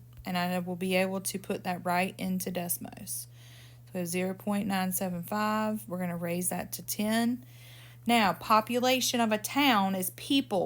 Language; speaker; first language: English; native; English